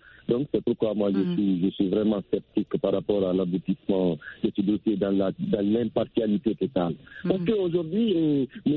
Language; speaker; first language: French; non-native, local second language; Fula